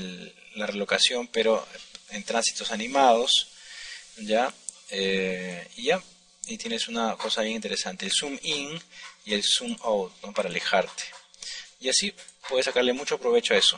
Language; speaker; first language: Spanish; native; Spanish